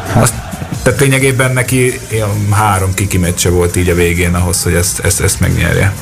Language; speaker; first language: Hungarian; native; Hungarian